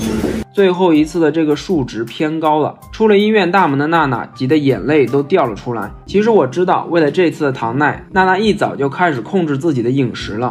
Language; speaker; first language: Chinese; native; Chinese